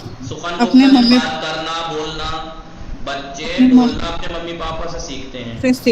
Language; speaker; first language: Urdu; native; Urdu